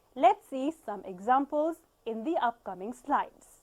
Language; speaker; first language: English; non-native, local second language; Punjabi